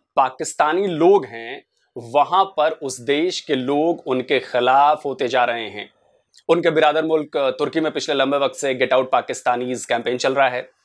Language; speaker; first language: Hindi; native; Hindi